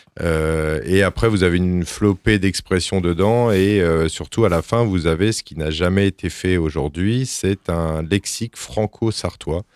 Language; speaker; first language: French; native; French